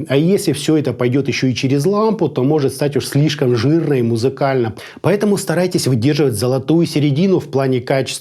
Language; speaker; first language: Russian; native; Russian